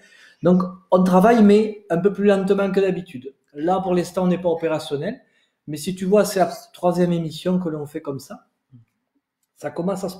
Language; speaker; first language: French; native; French